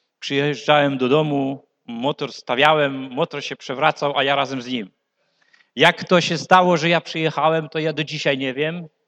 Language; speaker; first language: Polish; native; Polish